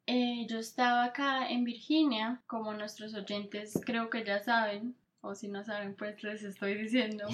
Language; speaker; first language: Spanish; native; Spanish